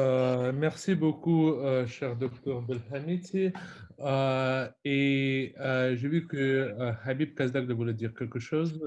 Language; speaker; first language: French; non-native, fluent; Russian